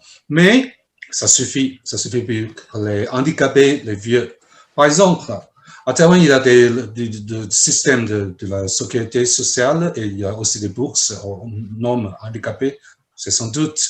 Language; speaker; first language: French; non-native, fluent; Chinese